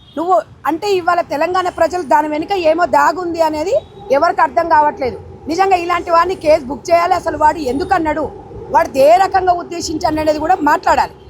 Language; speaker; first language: Telugu; native; Telugu